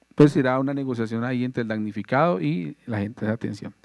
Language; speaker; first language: Spanish; native; Spanish